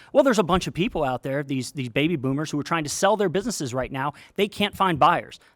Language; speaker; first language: English; native; English